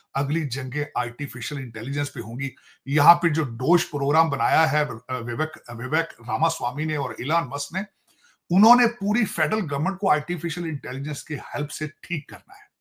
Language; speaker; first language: Hindi; native; Hindi